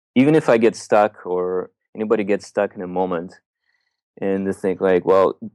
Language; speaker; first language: English; early bilingual, other home language; Russian